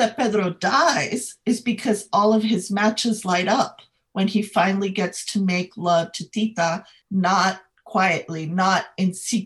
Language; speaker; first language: English; native; English